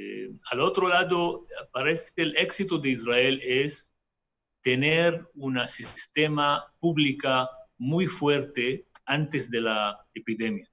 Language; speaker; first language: Spanish; non-native, fluent; Hebrew